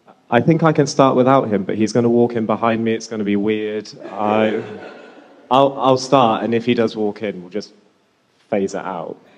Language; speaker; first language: English; native; English